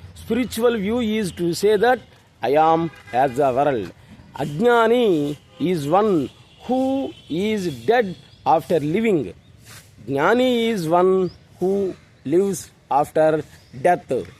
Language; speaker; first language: English; non-native, local second language; Telugu